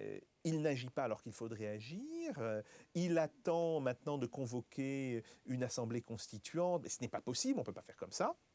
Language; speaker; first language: French; native; French